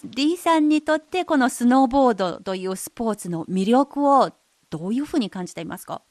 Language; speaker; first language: Japanese; non-native, fluent; Chinese